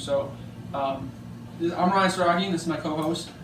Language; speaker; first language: English; native; English